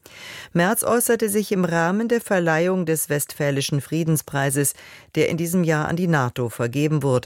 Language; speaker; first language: German; native; German